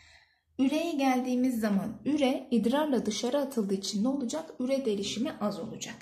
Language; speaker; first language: Turkish; native; Turkish